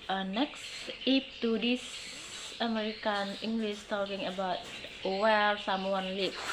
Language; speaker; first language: English; non-native, learner; Indonesian